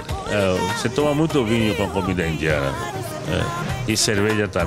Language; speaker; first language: Portuguese; non-native, fluent; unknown